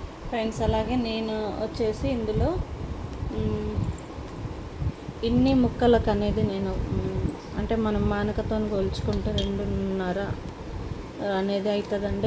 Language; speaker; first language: Telugu; native; Telugu